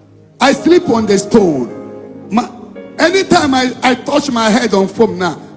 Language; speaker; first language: English; non-native, local second language; Igbo